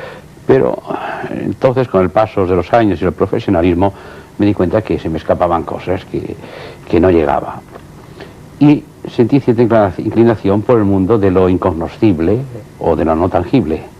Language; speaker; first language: Spanish; native; Spanish